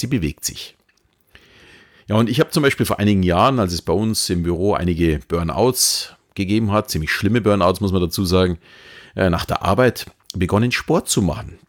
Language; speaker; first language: German; native; German